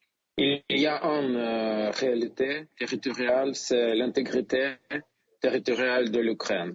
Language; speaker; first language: French; non-native, learner; Ukrainian